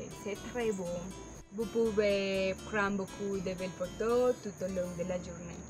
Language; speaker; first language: French; non-native, learner; Spanish